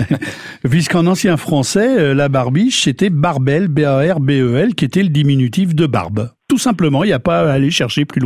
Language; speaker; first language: French; native; French